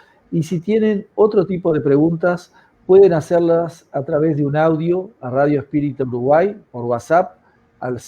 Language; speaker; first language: Spanish; native; Spanish